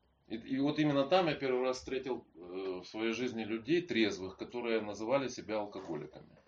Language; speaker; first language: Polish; non-native, learner; Russian